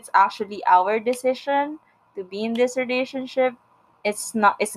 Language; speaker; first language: English; non-native, local second language; Filipino